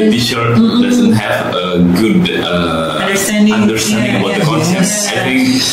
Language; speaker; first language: English; non-native, learner; Indonesian